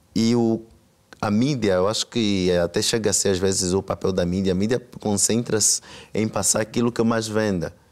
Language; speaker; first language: Portuguese; native; Portuguese